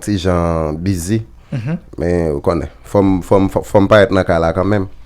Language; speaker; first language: Haitian Creole; native; Haitian Creole